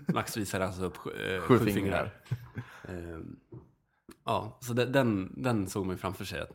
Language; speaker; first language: Swedish; native; Swedish